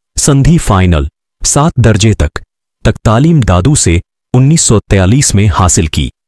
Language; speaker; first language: Urdu; non-native, local second language; Sindhi